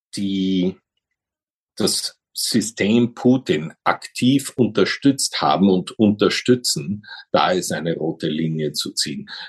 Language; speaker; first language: German; native; German